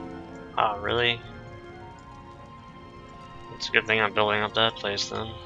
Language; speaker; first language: English; native; English